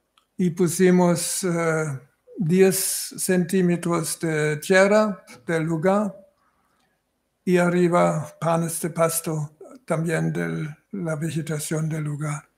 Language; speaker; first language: Spanish; non-native, fluent; German